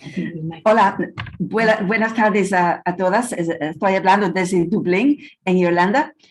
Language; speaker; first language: Spanish; non-native, fluent; English